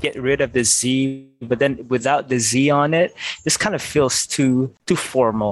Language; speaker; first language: English; non-native, local second language; Malay